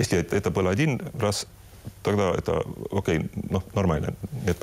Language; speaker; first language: Russian; non-native, local second language; Estonian